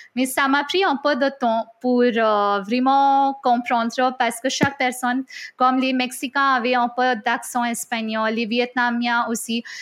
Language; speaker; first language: French; non-native, fluent; Hindi